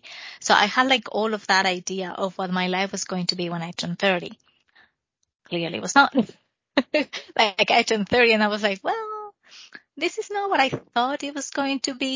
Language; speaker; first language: English; non-native, fluent; Spanish